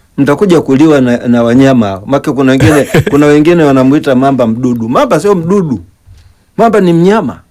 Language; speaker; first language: Swahili; native; Swahili